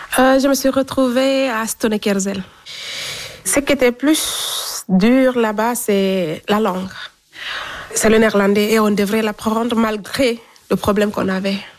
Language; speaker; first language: French; non-native, local second language; Fula